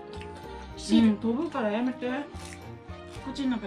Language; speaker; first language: Japanese; native; Japanese